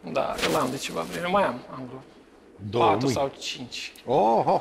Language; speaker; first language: Romanian; native; Romanian